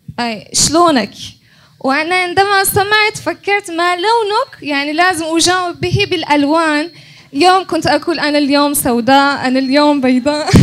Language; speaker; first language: Arabic; non-native, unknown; Turkish